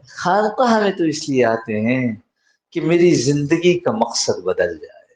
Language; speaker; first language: Urdu; native; Urdu